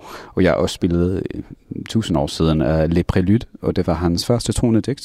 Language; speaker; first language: Danish; non-native, fluent; English